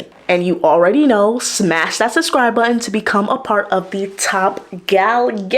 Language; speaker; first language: English; native; English